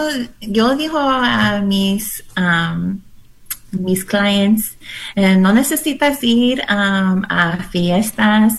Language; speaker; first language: Spanish; non-native, learner; English